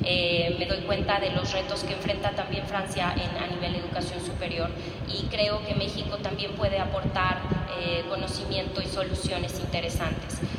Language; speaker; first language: Spanish; native; Spanish